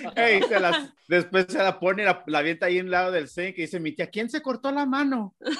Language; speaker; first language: Spanish; early bilingual, heritage; Spanish